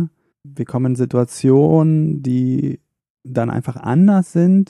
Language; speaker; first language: German; native; German